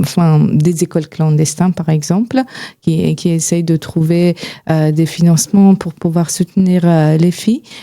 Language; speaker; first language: French; non-native, fluent; Persian